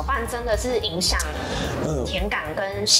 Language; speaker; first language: Chinese; native; Chinese